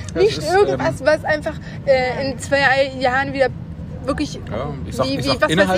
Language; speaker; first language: German; native; German